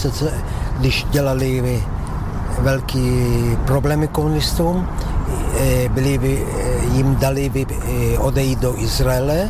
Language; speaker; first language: Czech; non-native, local second language; Slovak